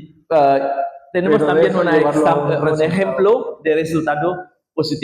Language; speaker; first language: Spanish; non-native, learner; Indonesian